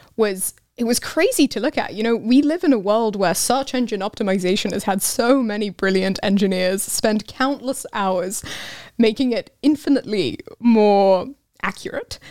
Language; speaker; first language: English; non-native, fluent; Hebrew